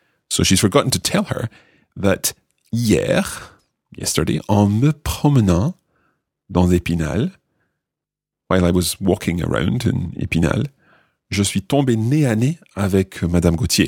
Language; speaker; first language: French; non-native, fluent; English